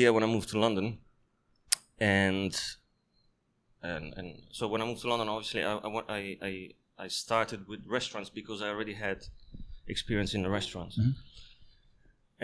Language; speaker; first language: English; non-native, fluent; Italian